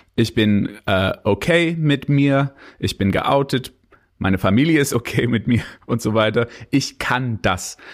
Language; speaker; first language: German; non-native, fluent; English